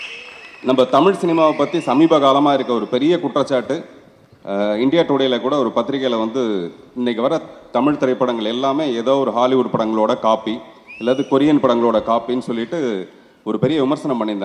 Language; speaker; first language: Tamil; native; Tamil